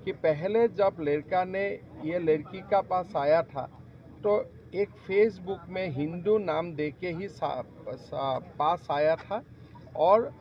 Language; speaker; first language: Hindi; non-native, local second language; Assamese